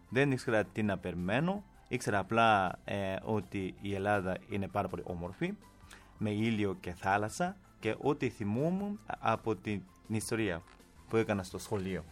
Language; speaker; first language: Greek; non-native, fluent; Japanese